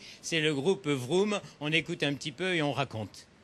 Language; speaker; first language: French; native; French